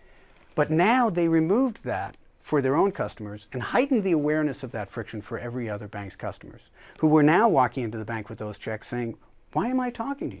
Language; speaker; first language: English; native; English